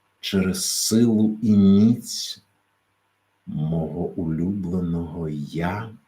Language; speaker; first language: Ukrainian; native; Ukrainian